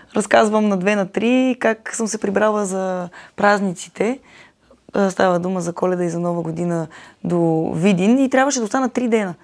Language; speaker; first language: Bulgarian; native; Bulgarian